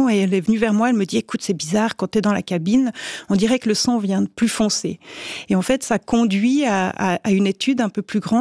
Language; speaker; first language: French; native; French